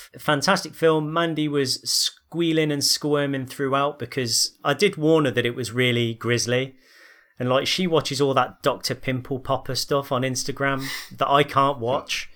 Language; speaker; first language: English; native; English